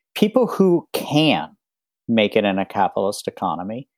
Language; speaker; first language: English; native; English